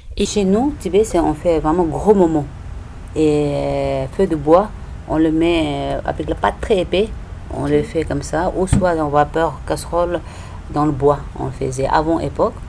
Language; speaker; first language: French; non-native, learner; Tibetan